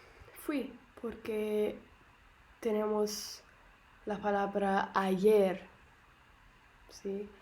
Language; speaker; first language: Spanish; non-native, learner; Arabic